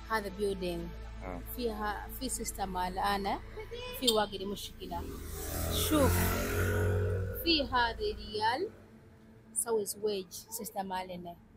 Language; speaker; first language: Arabic; non-native, learner; Ganda